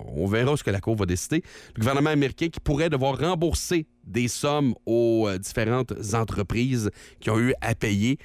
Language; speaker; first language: French; native; French